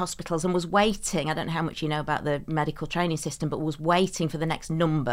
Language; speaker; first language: English; native; English